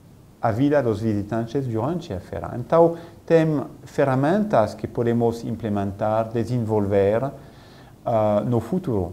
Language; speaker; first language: Portuguese; non-native, fluent; French